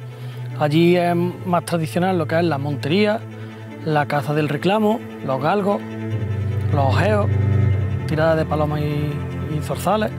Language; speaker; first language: Spanish; native; Spanish